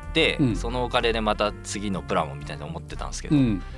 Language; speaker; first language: Japanese; native; Japanese